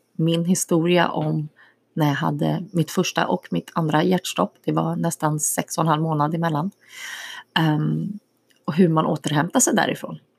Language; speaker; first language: Swedish; early bilingual, other home language; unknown